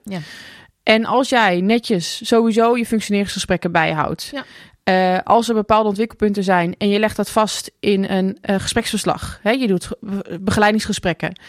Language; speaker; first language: Dutch; native; Dutch